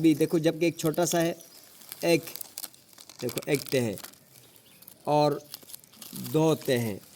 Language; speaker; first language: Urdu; non-native, local second language; Shina